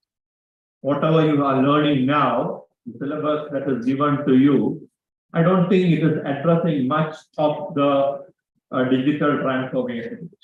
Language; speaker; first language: English; non-native, local second language; Malayalam